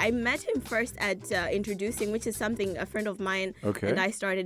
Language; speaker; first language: English; non-native, local second language; Nyanja